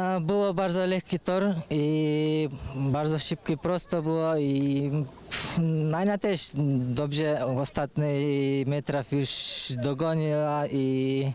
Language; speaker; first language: Polish; non-native, learner; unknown